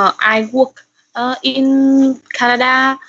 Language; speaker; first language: English; non-native, learner; Vietnamese